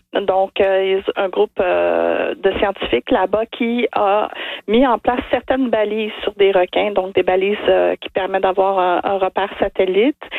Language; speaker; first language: French; native; French